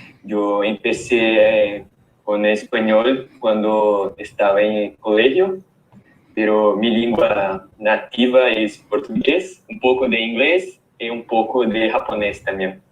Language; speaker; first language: Spanish; non-native, fluent; Portuguese